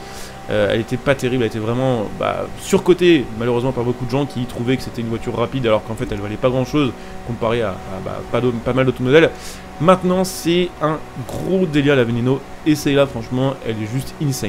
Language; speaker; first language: French; native; French